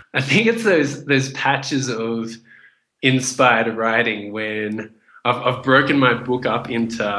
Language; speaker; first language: English; native; English